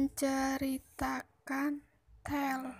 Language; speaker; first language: Indonesian; native; Indonesian